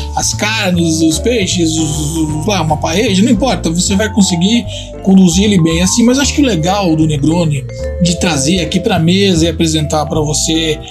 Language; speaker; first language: Portuguese; non-native, fluent; Italian